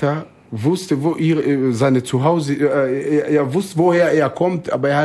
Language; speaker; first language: German; non-native, fluent; Swahili